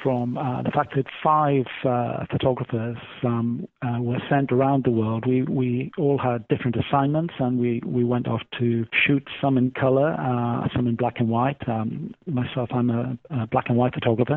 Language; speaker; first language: English; native; English